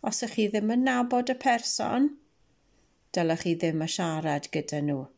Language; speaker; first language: Welsh; non-native, local second language; English